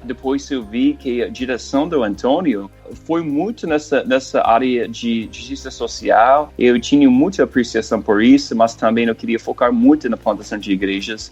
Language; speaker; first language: Portuguese; non-native, fluent; English